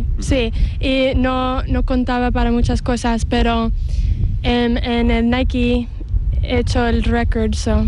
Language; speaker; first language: Spanish; early bilingual, heritage; English